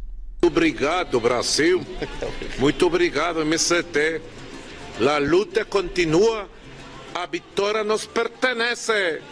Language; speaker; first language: Portuguese; non-native, learner; Spanish